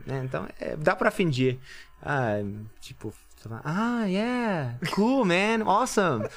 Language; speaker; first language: Portuguese; non-native, fluent; English